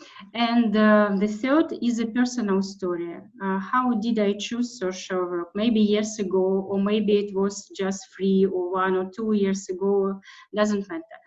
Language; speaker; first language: English; non-native, fluent; Russian